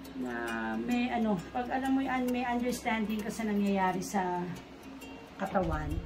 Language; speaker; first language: Filipino; native; Filipino